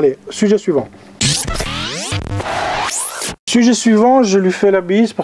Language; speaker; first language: French; native; French